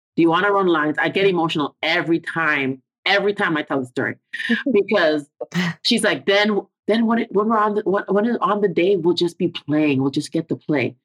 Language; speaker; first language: English; native; English